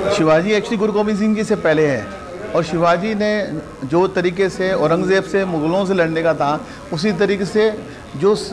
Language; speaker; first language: Hindi; non-native, local second language; Punjabi